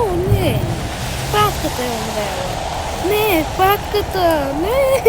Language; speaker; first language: Bulgarian; early bilingual, heritage; Bulgarian